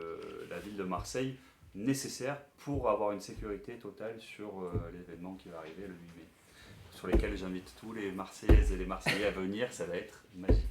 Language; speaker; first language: French; native; French